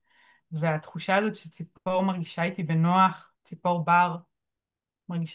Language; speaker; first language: Hebrew; native; Hebrew